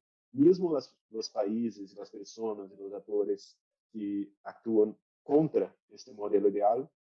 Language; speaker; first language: Spanish; non-native, learner; Portuguese